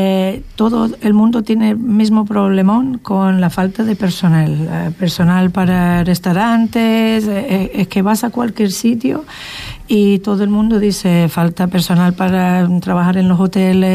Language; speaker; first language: Spanish; non-native, fluent; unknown